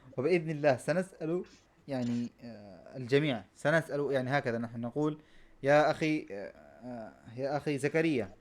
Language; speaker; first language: Arabic; non-native, fluent; Bangla